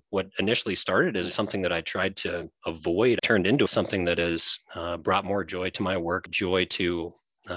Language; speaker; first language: English; native; English